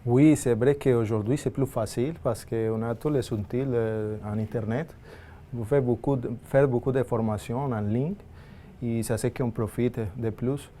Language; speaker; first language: French; non-native, fluent; Spanish